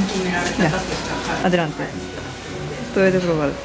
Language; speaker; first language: Spanish; non-native, learner; Japanese